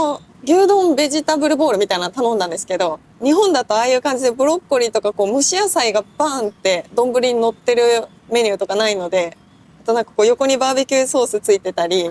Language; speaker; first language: Japanese; native; Japanese